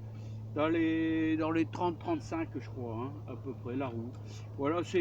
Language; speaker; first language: French; native; French